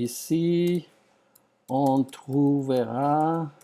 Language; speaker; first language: French; non-native, fluent; Spanish